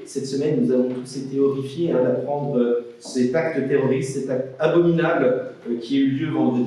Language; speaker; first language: French; native; French